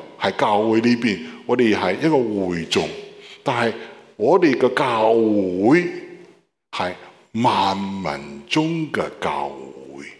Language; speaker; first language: Cantonese; non-native, learner; Chinese